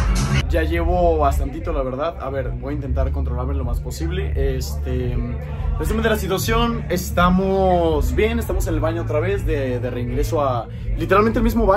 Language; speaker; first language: Spanish; native; Spanish